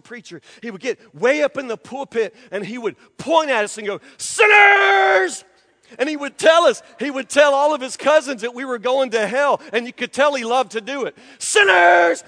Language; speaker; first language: English; native; English